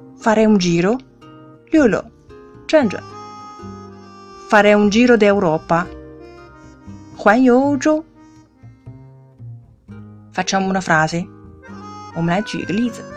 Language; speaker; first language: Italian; non-native, fluent; Chinese